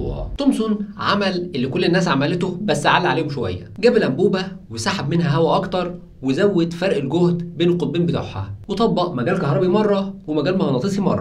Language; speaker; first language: Arabic; native; Arabic